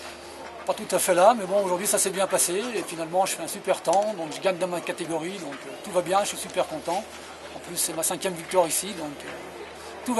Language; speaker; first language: French; native; French